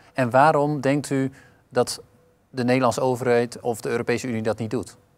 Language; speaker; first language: Dutch; native; Dutch